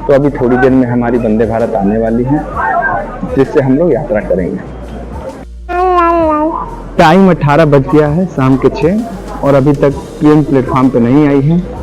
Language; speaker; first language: Hindi; native; Hindi